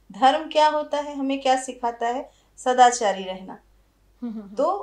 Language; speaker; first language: Hindi; native; Hindi